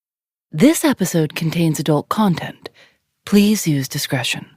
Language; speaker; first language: English; native; English